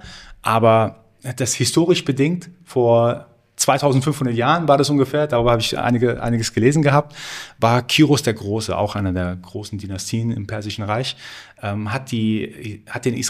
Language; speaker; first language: German; early bilingual, other home language; Persian